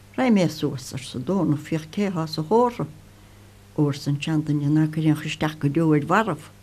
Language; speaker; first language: Irish; native; Irish